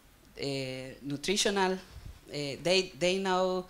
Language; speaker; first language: English; non-native, learner; Spanish